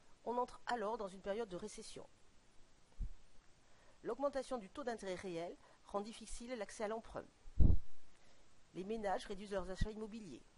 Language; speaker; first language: French; native; French